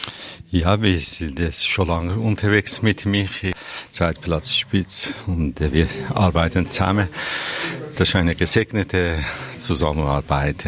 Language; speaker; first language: German; non-native, learner; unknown